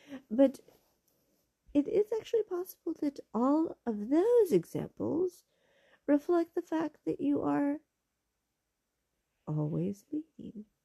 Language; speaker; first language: English; early bilingual, other home language; Spanish